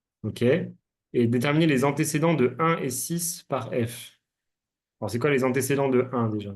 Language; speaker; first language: French; native; French